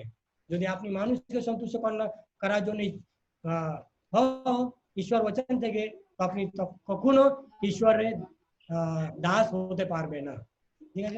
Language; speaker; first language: Bangla; non-native, learner; Hindi